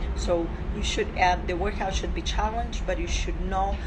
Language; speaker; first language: English; non-native, fluent; Portuguese